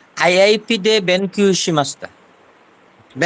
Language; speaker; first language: Japanese; non-native, learner; Bangla